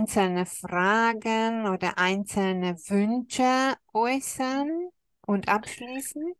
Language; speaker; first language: German; non-native, fluent; Hungarian